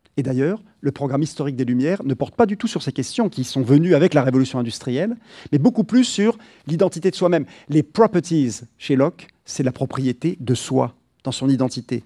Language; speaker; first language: French; native; French